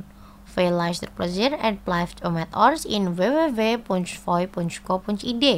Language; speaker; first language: Dutch; non-native, fluent; Indonesian